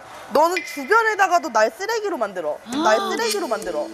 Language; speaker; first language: Korean; native; Korean